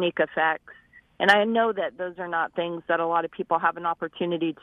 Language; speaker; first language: English; native; English